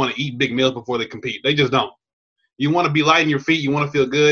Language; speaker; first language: English; native; English